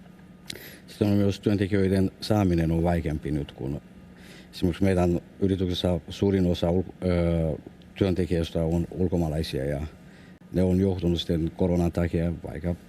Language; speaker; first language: Finnish; non-native, fluent; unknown